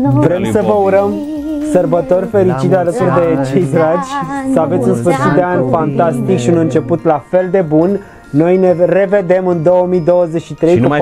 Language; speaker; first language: Romanian; native; Romanian